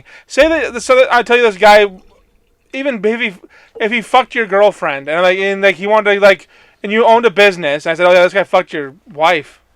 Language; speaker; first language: English; native; English